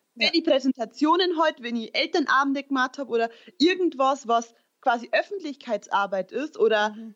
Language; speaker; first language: German; native; German